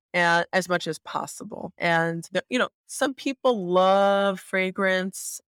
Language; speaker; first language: English; native; English